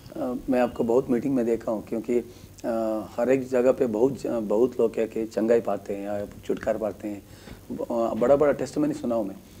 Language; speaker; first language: Hindi; non-native, local second language; Kannada